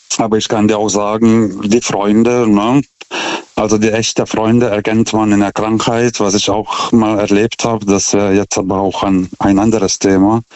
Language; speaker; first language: German; non-native, fluent; Russian